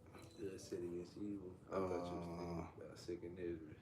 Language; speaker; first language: English; native; English